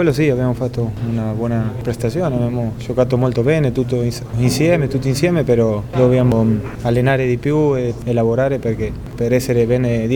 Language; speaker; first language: Italian; non-native, fluent; Spanish